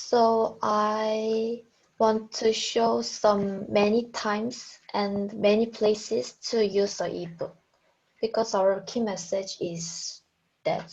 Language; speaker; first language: English; non-native, learner; Korean